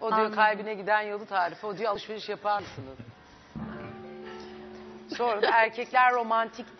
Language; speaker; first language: Turkish; native; Turkish